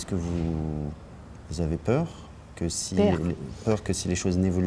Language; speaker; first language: French; native; French